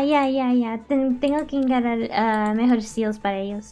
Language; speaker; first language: Spanish; early bilingual, heritage; Spanish